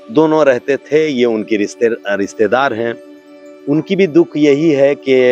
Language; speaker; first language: Hindi; non-native, local second language; Odia